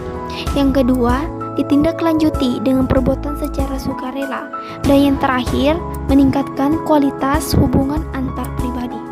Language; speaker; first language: Indonesian; native; Indonesian